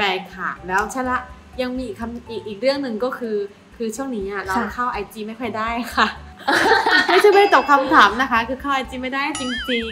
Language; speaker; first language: Thai; non-native, fluent; Chinese